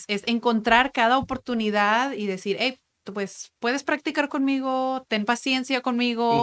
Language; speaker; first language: Spanish; native; Spanish